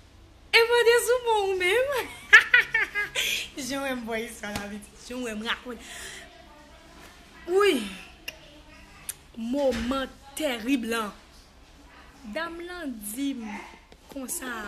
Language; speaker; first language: French; non-native, learner; Haitian Creole